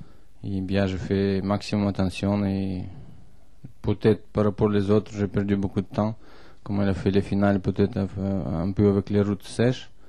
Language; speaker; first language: French; non-native, learner; Russian